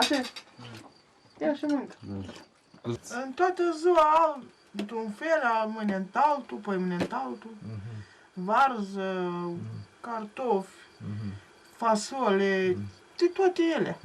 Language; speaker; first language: Romanian; native; Romanian